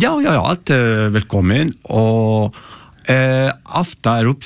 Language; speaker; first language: Icelandic; non-native, learner; Italian